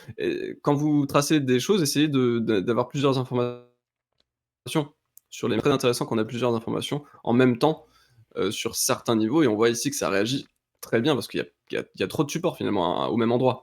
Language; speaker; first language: French; native; French